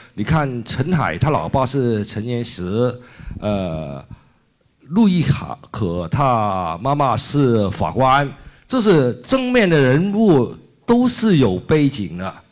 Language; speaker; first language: Chinese; non-native, local second language; Cantonese